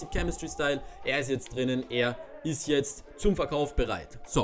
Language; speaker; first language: German; native; German